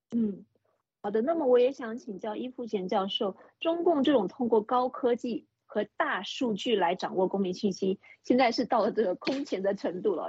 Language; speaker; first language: Chinese; native; Chinese